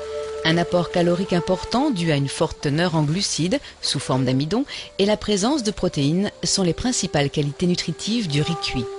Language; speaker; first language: French; native; French